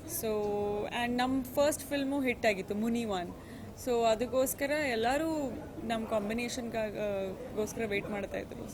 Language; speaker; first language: Kannada; native; Kannada